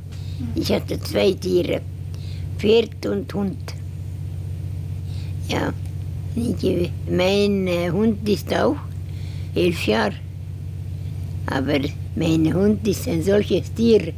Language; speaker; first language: German; non-native, learner; Estonian